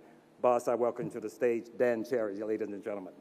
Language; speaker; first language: English; native; English